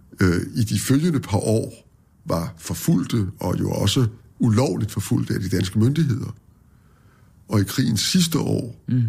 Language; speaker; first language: Danish; native; Danish